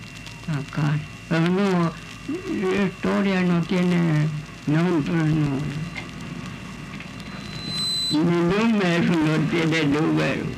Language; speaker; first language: Spanish; non-native, local second language; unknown